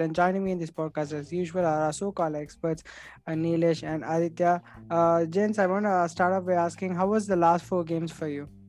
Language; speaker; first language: English; non-native, local second language; Tamil